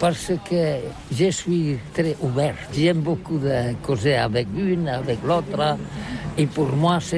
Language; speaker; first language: French; non-native, learner; Catalan